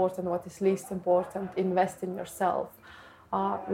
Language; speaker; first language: English; non-native, learner; Lithuanian